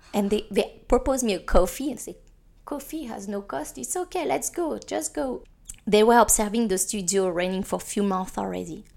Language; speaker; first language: English; non-native, fluent; French